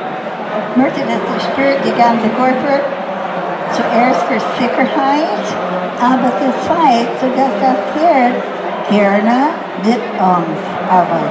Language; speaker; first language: German; non-native, fluent; English